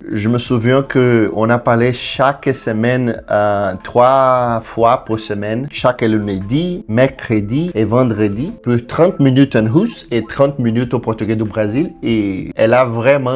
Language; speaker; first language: French; non-native, learner; Portuguese